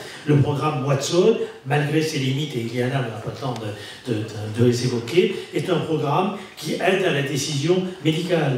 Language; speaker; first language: French; native; French